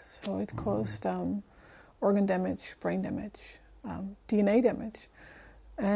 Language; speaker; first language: English; non-native, fluent; Dutch